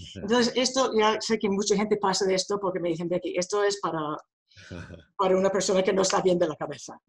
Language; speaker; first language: Spanish; non-native, fluent; English